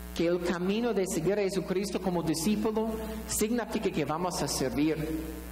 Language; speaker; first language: Spanish; non-native, fluent; English